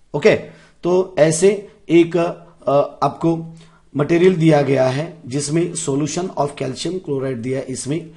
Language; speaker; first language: Hindi; non-native, local second language; Marathi